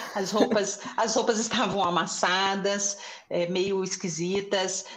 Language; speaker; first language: Portuguese; native; Portuguese